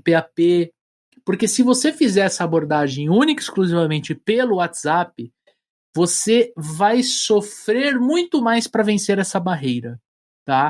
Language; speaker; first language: Portuguese; native; Portuguese